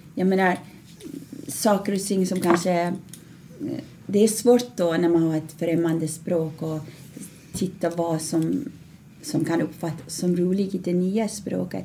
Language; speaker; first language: Swedish; non-native, fluent; Persian